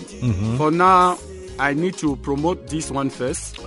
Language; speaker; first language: English; non-native, local second language; French